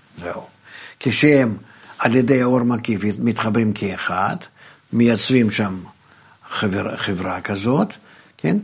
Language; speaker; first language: Hebrew; non-native, fluent; Russian